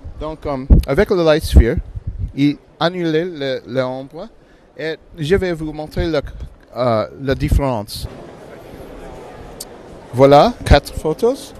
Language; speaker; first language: French; non-native, learner; English